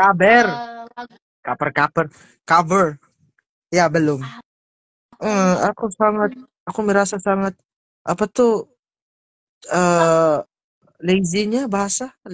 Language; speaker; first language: Indonesian; non-native, learner; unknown